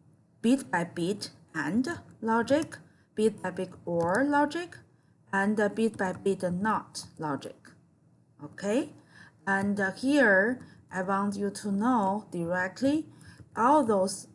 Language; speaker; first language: English; non-native, fluent; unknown